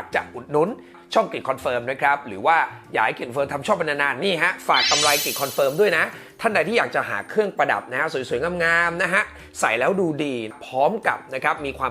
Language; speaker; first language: Thai; native; Thai